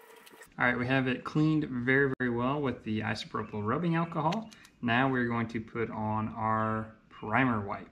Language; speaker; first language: English; native; English